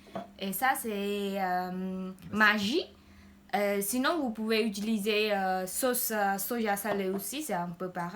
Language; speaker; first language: French; non-native, learner; Khmer